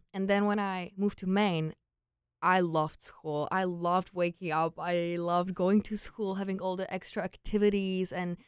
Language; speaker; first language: English; non-native, fluent; Czech